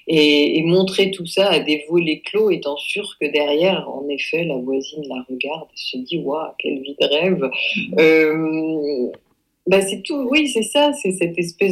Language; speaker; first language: French; native; French